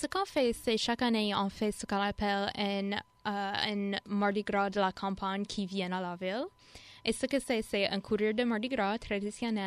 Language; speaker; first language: French; non-native, fluent; English